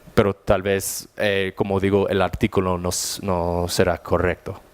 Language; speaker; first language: Spanish; non-native, fluent; German